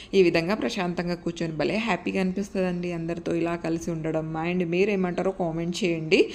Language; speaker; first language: Telugu; non-native, local second language; Lambadi